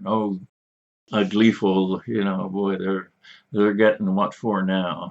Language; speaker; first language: English; native; English